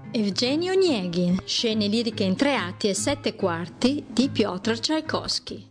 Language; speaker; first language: Italian; native; Italian